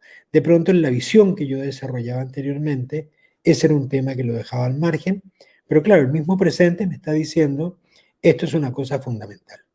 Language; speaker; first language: Spanish; native; Spanish